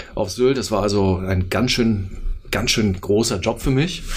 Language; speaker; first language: German; native; German